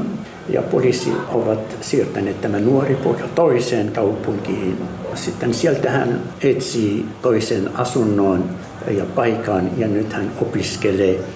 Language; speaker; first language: Finnish; non-native, fluent; Arabic